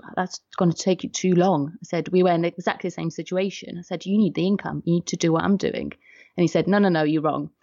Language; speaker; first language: English; non-native, fluent; Polish